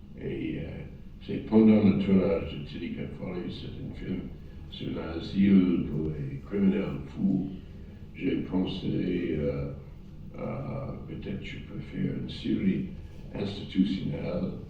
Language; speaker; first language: French; non-native, fluent; English